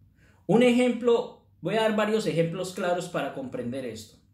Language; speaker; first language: Spanish; native; Spanish